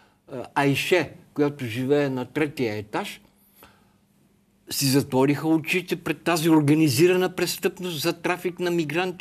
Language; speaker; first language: Bulgarian; native; Bulgarian